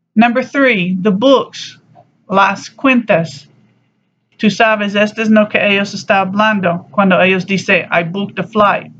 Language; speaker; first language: Spanish; non-native, learner; English